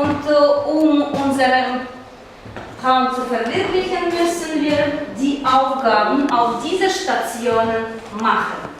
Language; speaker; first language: German; non-native, fluent; Russian